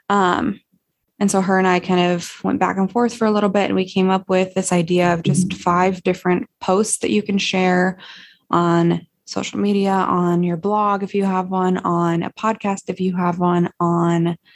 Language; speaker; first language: English; native; English